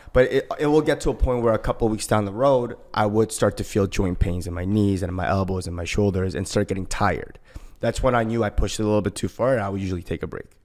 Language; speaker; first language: English; early bilingual, other home language; Korean